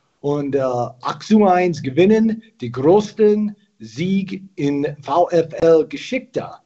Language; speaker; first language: German; non-native, learner; English